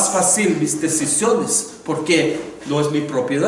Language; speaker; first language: Spanish; non-native, learner; English